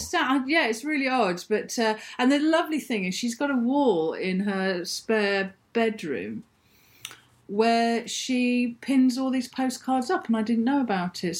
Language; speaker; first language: English; native; English